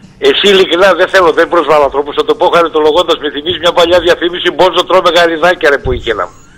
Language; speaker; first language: Greek; native; Greek